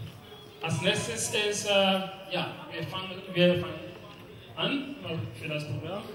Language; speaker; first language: German; non-native, learner; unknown